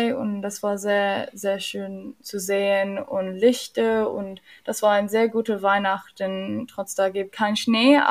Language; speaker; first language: German; non-native, learner; English